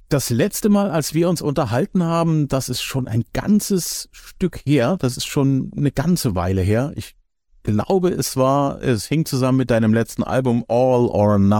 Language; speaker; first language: German; native; German